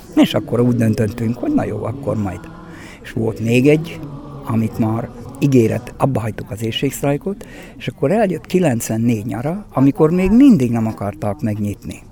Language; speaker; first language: Hungarian; native; Hungarian